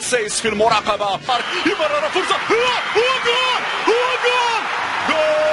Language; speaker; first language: Arabic; native; Arabic